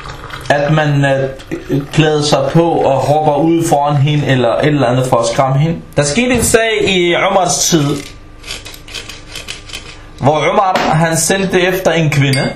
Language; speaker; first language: Danish; early bilingual, other home language; Arabic